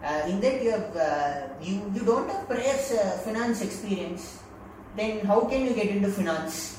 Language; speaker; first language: English; non-native, local second language; Tamil